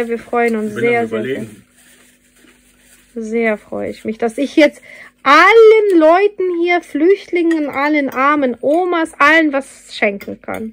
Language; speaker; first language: German; non-native, fluent; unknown